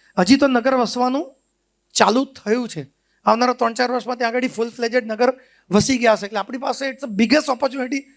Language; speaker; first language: Gujarati; native; Gujarati